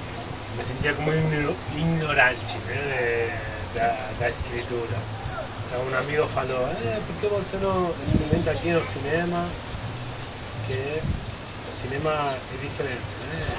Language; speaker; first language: Portuguese; non-native, fluent; Spanish